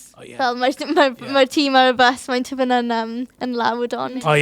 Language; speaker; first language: Welsh; non-native, local second language; English